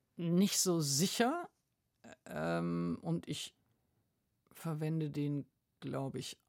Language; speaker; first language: German; native; German